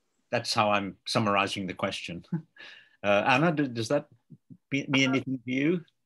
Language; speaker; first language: English; native; English